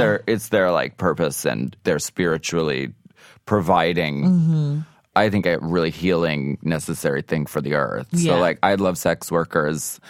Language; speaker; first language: English; native; English